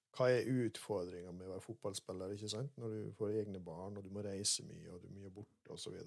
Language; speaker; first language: Norwegian; native; Norwegian